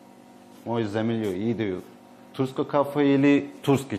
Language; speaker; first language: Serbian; non-native, learner; Turkish